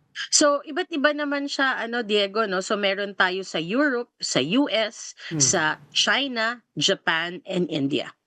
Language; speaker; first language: Filipino; native; Filipino